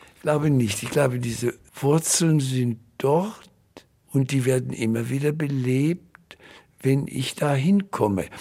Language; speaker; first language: German; native; German